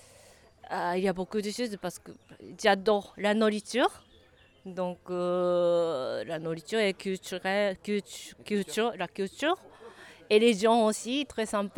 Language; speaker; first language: French; non-native, learner; Japanese